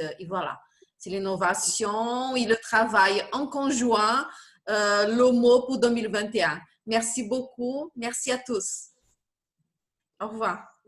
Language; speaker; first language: French; non-native, fluent; Portuguese